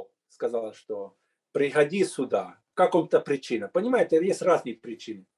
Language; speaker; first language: Russian; non-native, fluent; Finnish